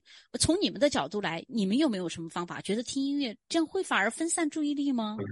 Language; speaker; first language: Chinese; native; Chinese